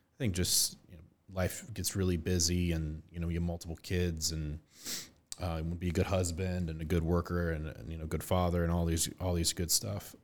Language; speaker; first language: English; native; English